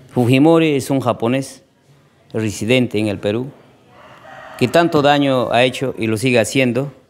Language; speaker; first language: Spanish; native; Spanish